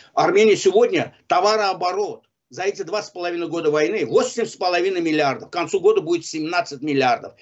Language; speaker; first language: Russian; non-native, local second language; Azerbaijani